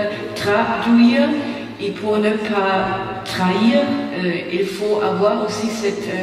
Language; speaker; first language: French; non-native, fluent; German